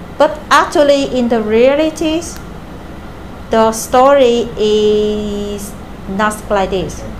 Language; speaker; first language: English; non-native, learner; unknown